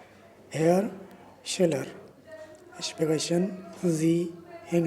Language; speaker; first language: German; non-native, learner; Urdu